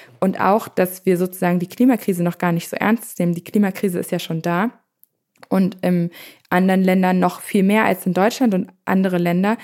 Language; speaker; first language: German; native; German